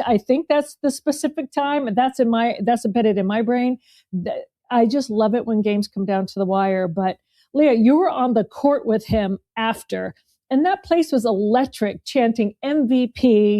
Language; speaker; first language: English; native; English